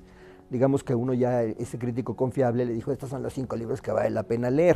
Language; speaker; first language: Spanish; native; Spanish